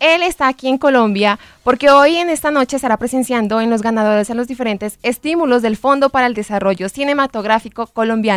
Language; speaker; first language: Spanish; native; Spanish